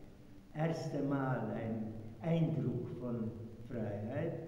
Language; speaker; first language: German; non-native, fluent; Hungarian